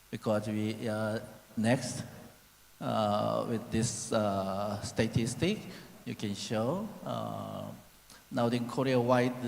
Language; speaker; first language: English; non-native, learner; Korean